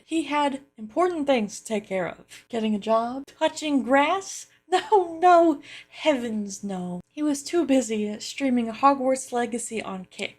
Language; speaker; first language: English; native; English